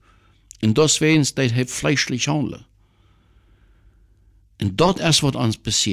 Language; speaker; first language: German; non-native, learner; Plautdietsch